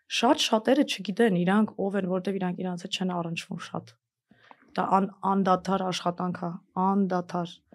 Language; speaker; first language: Armenian; early bilingual, heritage; Armenian